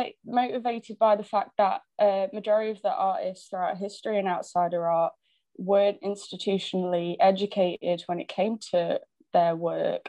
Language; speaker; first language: English; native; English